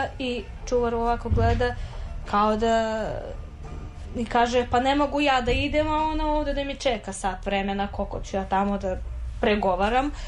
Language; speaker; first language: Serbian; non-native, fluent; Russian